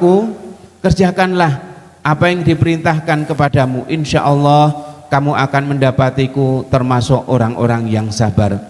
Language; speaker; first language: Indonesian; native; Indonesian